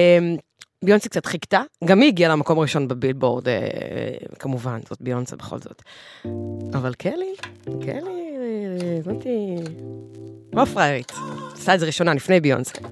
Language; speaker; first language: Hebrew; native; Hebrew